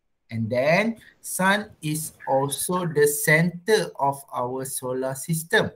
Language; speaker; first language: English; non-native, local second language; Malay